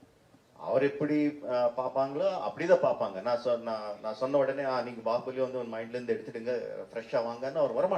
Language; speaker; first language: Tamil; non-native, fluent; Telugu